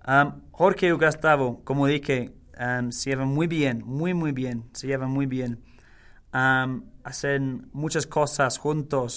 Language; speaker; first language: Spanish; non-native, learner; English